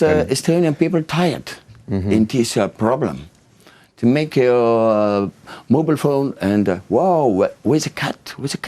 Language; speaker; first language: English; non-native, learner; Estonian